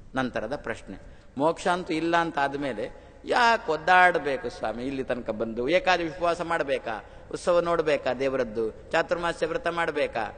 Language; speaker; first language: Kannada; non-native, local second language; Tulu